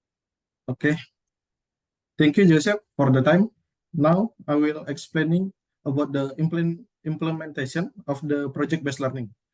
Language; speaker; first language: English; non-native, learner; Indonesian